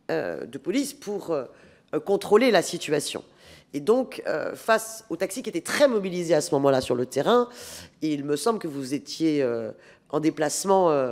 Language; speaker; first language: French; native; French